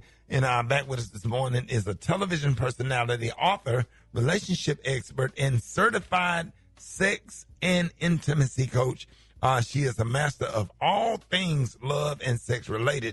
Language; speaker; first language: English; native; English